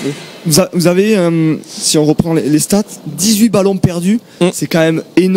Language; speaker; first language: French; native; French